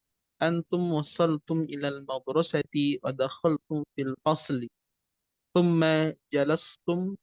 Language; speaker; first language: Arabic; non-native, learner; Indonesian